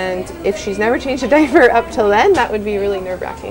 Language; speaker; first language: English; native; English